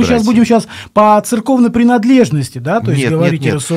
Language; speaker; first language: Russian; native; Russian